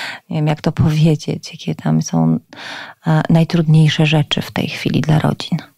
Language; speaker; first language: Polish; native; Polish